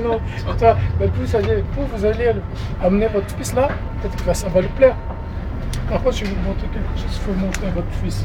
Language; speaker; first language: French; non-native, fluent; Portuguese